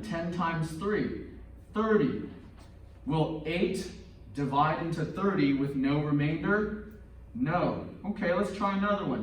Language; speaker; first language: English; native; English